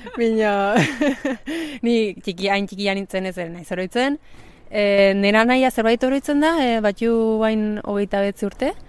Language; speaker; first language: Basque; early bilingual, other home language; Spanish